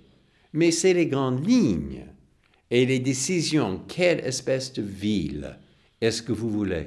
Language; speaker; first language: French; non-native, fluent; English